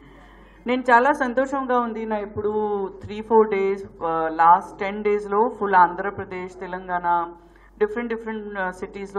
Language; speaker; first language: Telugu; non-native, learner; Gujarati